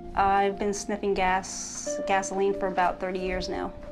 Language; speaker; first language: English; native; English